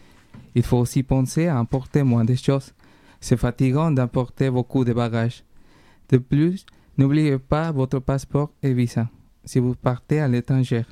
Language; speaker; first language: French; non-native, learner; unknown